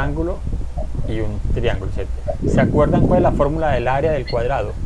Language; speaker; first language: Spanish; native; Spanish